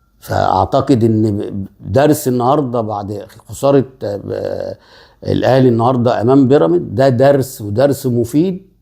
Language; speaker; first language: Arabic; native; Arabic